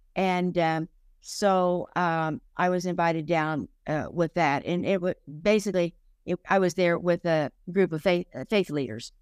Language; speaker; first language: English; native; English